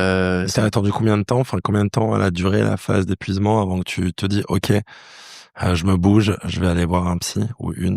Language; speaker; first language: French; native; French